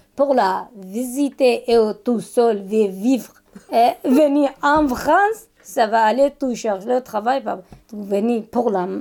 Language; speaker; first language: French; non-native, fluent; Turkish